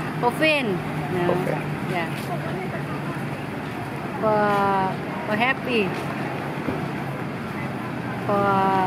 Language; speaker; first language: English; non-native, learner; Thai